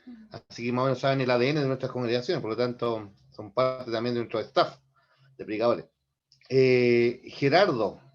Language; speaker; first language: Spanish; native; Spanish